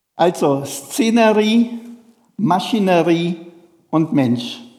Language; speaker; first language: German; native; German